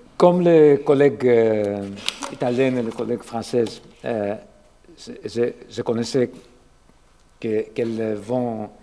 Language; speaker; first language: French; non-native, fluent; Greek